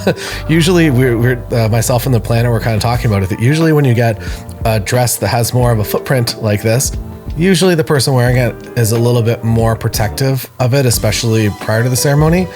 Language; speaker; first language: English; native; English